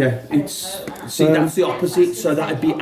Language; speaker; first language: English; native; English